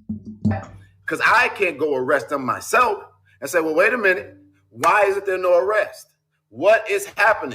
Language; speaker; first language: English; native; English